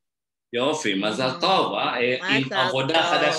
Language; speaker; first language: Hebrew; non-native, fluent; Indonesian